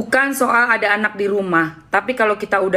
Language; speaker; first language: Indonesian; native; Indonesian